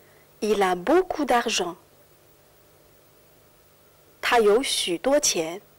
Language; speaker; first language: French; non-native, fluent; Chinese